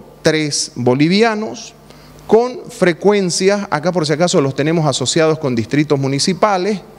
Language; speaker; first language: Spanish; native; Spanish